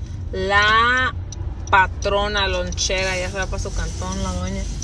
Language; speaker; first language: Spanish; native; Spanish